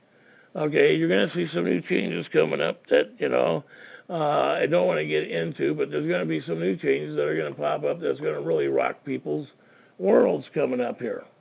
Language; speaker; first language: English; native; English